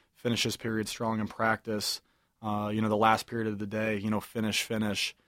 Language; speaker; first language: English; native; English